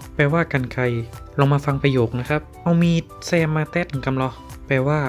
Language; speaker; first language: Thai; non-native, local second language; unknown